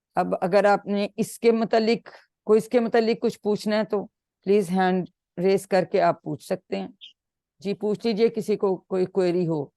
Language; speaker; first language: Urdu; native; Urdu